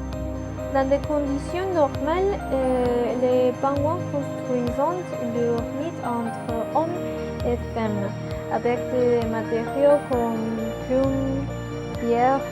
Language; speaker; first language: French; non-native, learner; Spanish